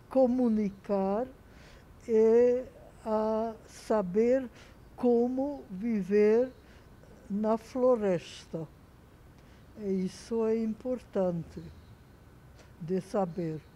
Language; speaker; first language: Portuguese; non-native, fluent; Hungarian